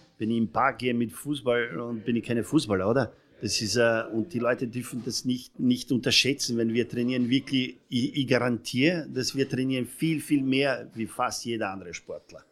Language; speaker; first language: German; non-native, fluent; Serbian